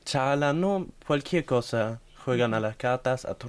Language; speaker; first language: Spanish; non-native, fluent; German